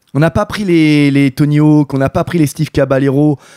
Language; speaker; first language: French; native; French